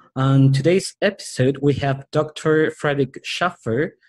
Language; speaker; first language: English; non-native, fluent; Spanish